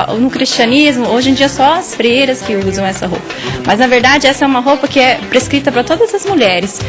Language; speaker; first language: Portuguese; native; Portuguese